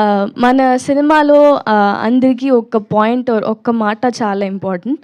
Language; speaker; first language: Telugu; non-native, learner; Tamil